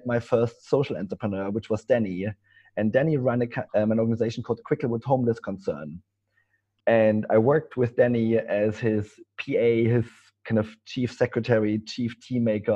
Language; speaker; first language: English; non-native, fluent; German